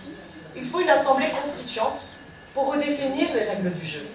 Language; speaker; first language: French; native; French